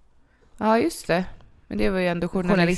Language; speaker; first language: Swedish; native; Swedish